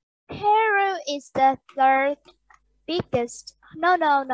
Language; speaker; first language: English; non-native, learner; Vietnamese